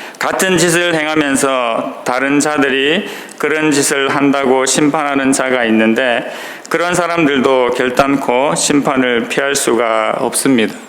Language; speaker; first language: Korean; native; Korean